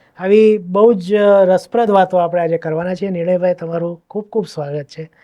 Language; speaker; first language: Gujarati; native; Gujarati